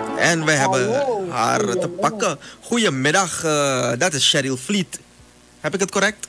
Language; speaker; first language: Dutch; native; Dutch